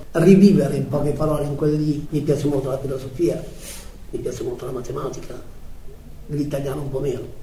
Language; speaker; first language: Italian; native; Italian